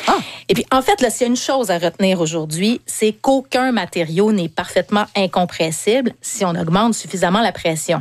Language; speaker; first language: French; native; French